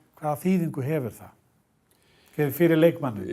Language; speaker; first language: Icelandic; native; Icelandic